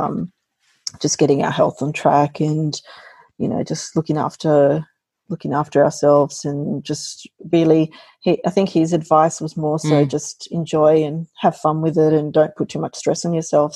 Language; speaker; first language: English; native; English